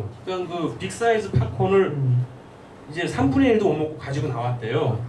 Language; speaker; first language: Korean; native; Korean